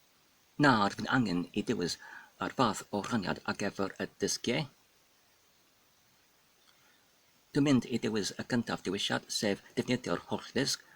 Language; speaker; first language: Welsh; non-native, fluent; English